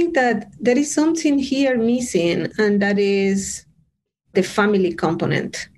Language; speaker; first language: English; non-native, fluent; Spanish